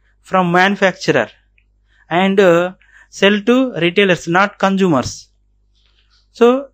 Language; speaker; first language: English; non-native, local second language; Telugu